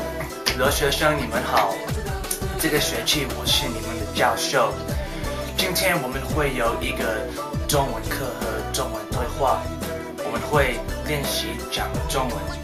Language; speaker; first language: Chinese; non-native, learner; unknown